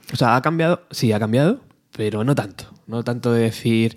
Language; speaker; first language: Spanish; native; Spanish